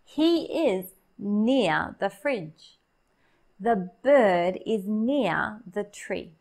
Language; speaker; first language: Hindi; non-native, learner; English